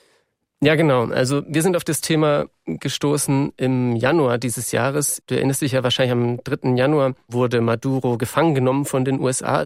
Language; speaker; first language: German; native; German